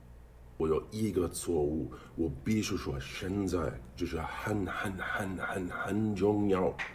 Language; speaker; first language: Chinese; non-native, learner; English